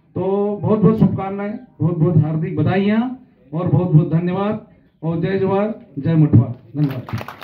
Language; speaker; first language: Hindi; non-native, local second language; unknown